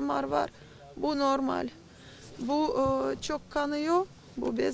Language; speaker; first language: Turkish; non-native, learner; Russian